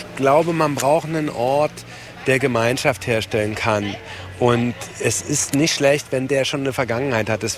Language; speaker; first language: German; native; German